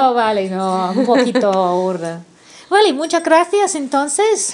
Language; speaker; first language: Spanish; non-native, fluent; English